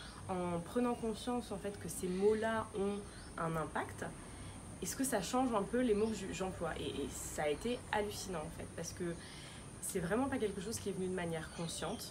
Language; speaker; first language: French; native; French